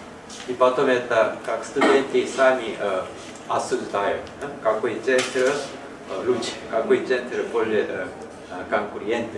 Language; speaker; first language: Russian; non-native, learner; Korean